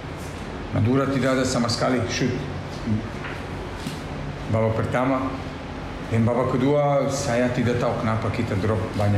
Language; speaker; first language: Indonesian; non-native, learner; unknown